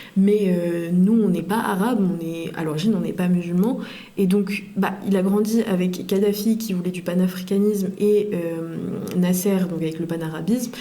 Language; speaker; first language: French; native; French